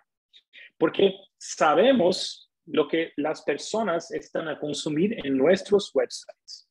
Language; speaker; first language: Spanish; non-native, fluent; Portuguese